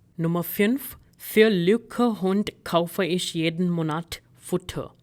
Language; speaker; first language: German; non-native, fluent; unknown